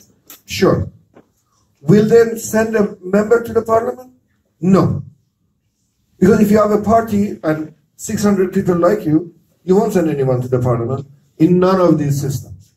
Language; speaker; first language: English; non-native, fluent; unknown